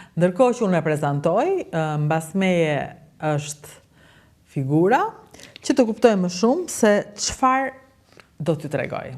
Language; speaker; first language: Albanian; native; Albanian